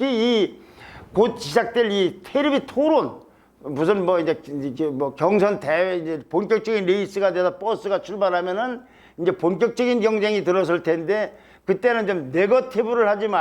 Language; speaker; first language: Korean; native; Korean